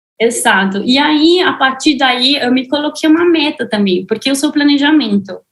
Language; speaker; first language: Portuguese; non-native, fluent; Spanish